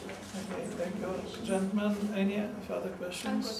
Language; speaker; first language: English; non-native, fluent; Russian